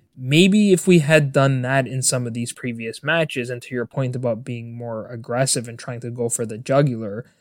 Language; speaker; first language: English; native; English